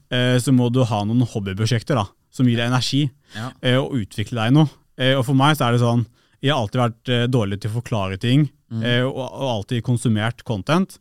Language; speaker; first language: Norwegian; early bilingual, other home language; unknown